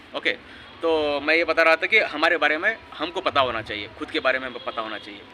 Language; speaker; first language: Hindi; non-native, local second language; Marathi